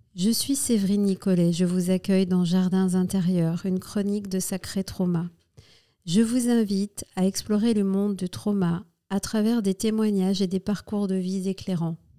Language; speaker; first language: French; native; French